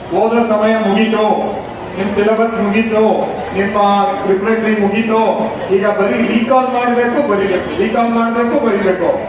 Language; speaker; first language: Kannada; non-native, local second language; Urdu